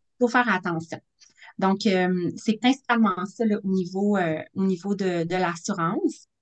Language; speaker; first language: French; native; French